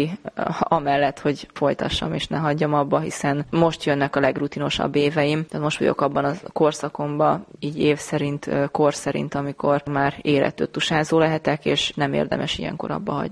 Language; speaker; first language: Hungarian; native; Hungarian